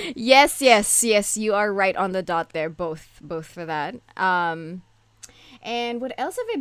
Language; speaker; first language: English; non-native, local second language; Filipino